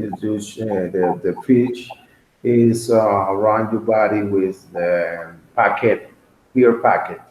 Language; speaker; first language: English; non-native, learner; Spanish